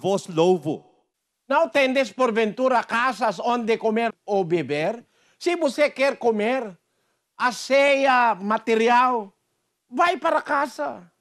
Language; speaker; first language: Portuguese; non-native, fluent; Filipino